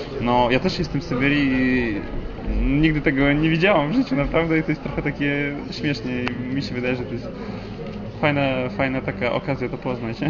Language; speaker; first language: Polish; non-native, fluent; Russian